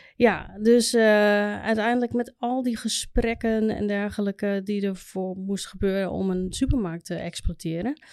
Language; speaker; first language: Dutch; native; Dutch